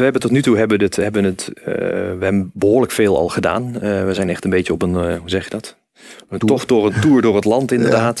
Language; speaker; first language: Dutch; native; Dutch